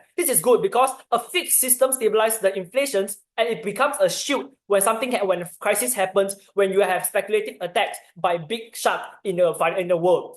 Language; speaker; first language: English; non-native, learner; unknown